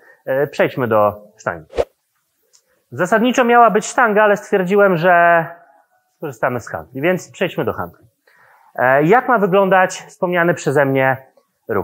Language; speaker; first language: Polish; native; Polish